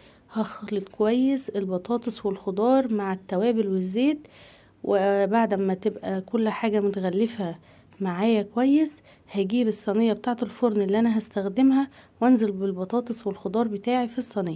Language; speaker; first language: Arabic; native; Arabic